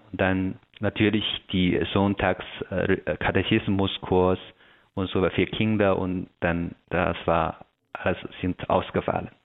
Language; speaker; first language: German; non-native, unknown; Chinese